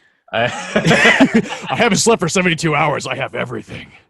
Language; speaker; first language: English; native; English